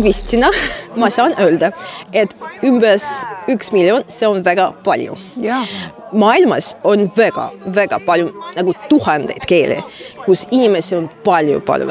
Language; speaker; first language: Estonian; non-native, fluent; Russian